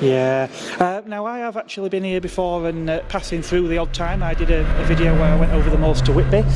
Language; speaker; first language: English; native; English